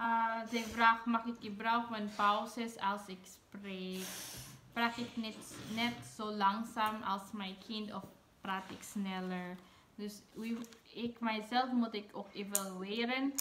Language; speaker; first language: Dutch; non-native, learner; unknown